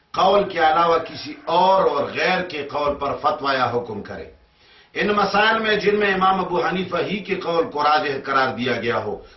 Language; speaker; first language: Urdu; non-native, local second language; Pashto